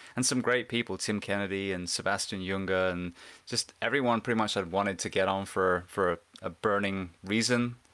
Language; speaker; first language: English; native; English